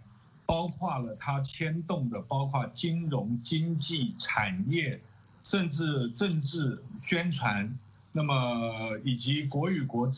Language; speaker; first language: Chinese; native; Chinese